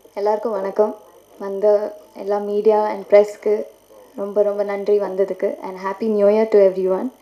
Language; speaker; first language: Tamil; non-native, fluent; Telugu